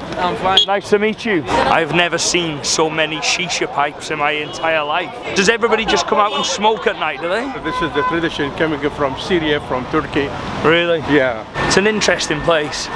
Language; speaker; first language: English; native; English